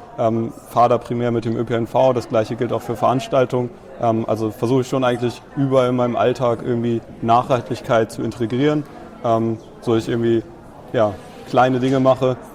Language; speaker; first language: German; native; German